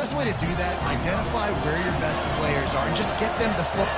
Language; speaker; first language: English; native; English